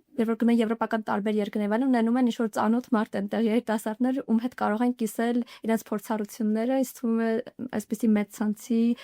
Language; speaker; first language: Armenian; native; Armenian